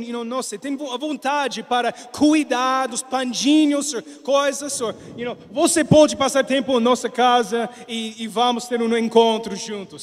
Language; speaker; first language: Portuguese; non-native, learner; English